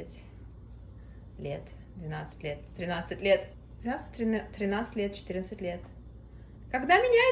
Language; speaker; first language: Russian; early bilingual, heritage; Russian